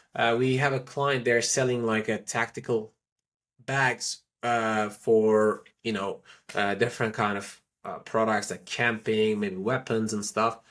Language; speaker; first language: English; non-native, fluent; Turkish